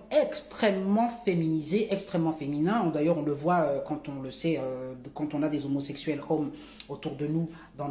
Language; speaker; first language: French; native; French